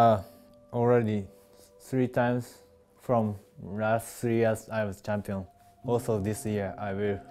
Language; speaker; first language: English; non-native, learner; Japanese